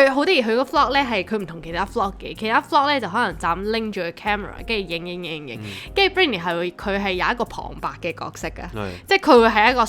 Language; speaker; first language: Cantonese; native; Cantonese